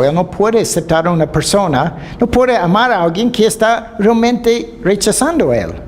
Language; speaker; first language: Spanish; non-native, fluent; Dutch